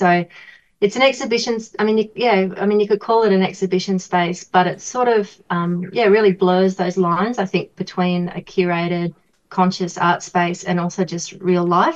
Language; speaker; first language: English; native; English